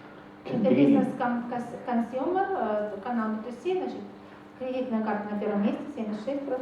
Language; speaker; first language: Russian; native; Russian